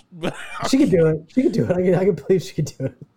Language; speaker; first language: English; native; English